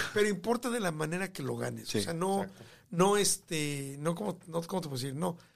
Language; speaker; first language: Spanish; native; Spanish